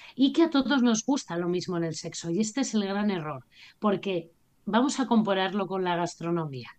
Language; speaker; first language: Spanish; native; Spanish